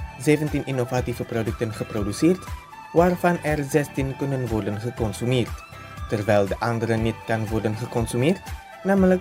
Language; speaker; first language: Dutch; non-native, fluent; Indonesian